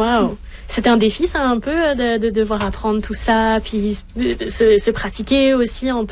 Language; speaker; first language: French; native; French